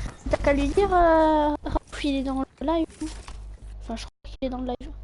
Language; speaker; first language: French; native; French